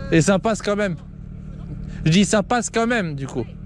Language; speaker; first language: French; native; French